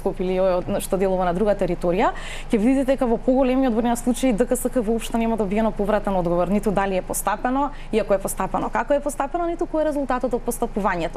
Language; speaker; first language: Macedonian; native; Macedonian